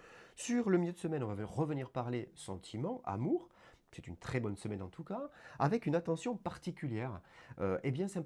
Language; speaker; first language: French; native; French